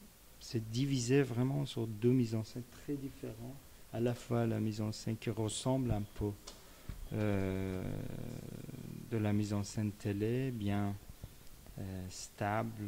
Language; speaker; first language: French; non-native, fluent; Persian